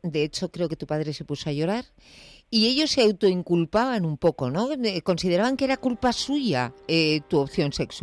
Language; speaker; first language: Spanish; native; Spanish